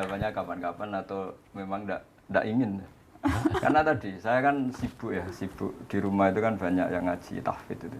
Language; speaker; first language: Indonesian; native; Indonesian